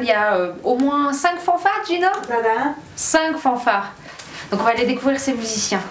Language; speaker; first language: French; native; French